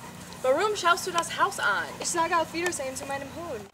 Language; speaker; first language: German; non-native, learner; English